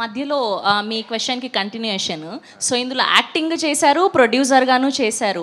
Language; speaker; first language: Telugu; native; Telugu